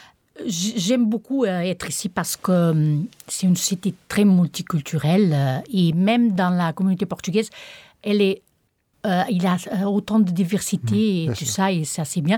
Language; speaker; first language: French; non-native, fluent; Portuguese